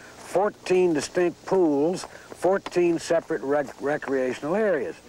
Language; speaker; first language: English; native; English